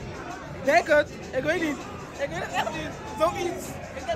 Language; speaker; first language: Dutch; non-native, local second language; Papiamento